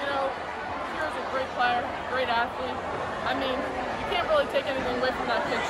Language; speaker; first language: English; native; English